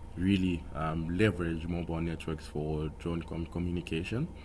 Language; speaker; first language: English; non-native, local second language; Shona